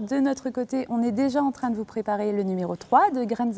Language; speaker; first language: French; native; French